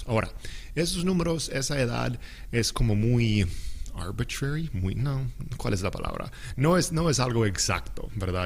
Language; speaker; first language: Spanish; non-native, fluent; English